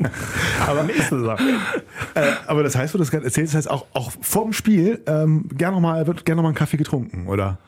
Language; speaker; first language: German; native; German